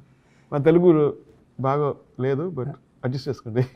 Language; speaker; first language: Telugu; non-native, learner; Tamil